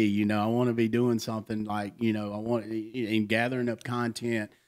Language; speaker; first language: English; native; English